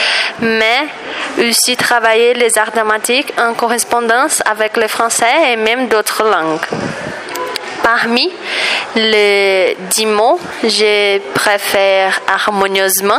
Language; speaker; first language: French; non-native, learner; Portuguese